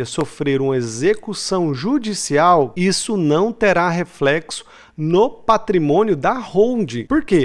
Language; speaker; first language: Portuguese; native; Portuguese